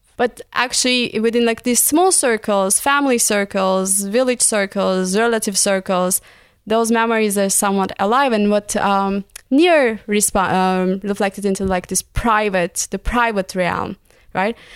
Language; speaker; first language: English; non-native, fluent; Turkish